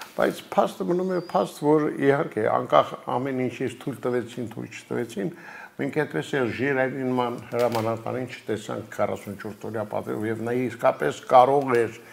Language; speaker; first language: Armenian; native; Armenian